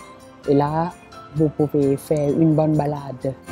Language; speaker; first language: French; non-native, learner; Thai